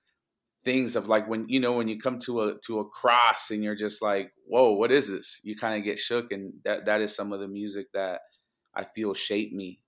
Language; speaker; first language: English; early bilingual, other home language; Spanish